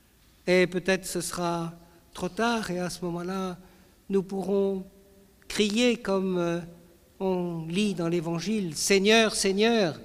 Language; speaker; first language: French; native; French